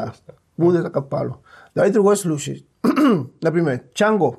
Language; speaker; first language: Russian; non-native, fluent; Spanish